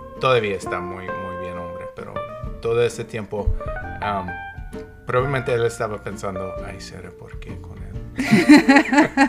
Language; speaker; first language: Spanish; non-native, learner; English